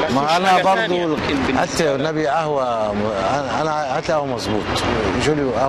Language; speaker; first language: Arabic; native; Arabic